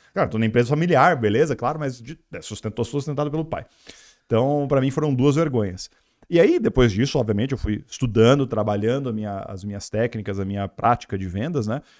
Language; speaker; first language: Portuguese; native; Portuguese